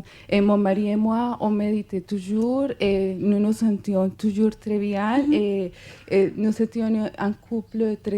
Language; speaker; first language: French; non-native, fluent; Spanish